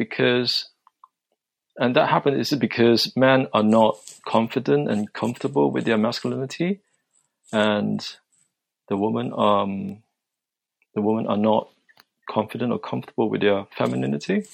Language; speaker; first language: English; non-native, local second language; Cantonese